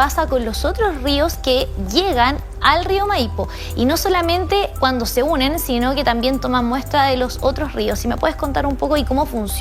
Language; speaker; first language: Spanish; native; Spanish